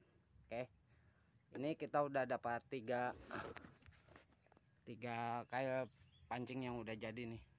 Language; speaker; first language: Indonesian; native; Indonesian